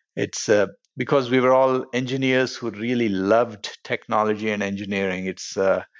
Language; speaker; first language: English; non-native, local second language; Telugu